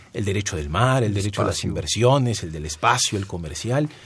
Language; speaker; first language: Spanish; native; Spanish